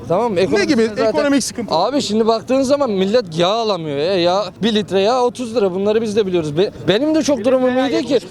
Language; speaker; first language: Turkish; native; Turkish